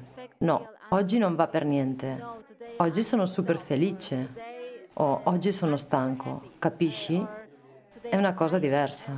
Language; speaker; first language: Italian; non-native, fluent; Polish